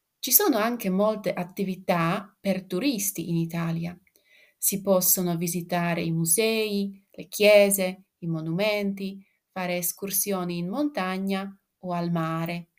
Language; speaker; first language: Italian; non-native, fluent; Slovak